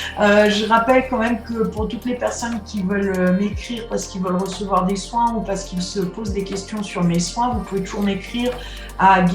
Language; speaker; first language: French; native; French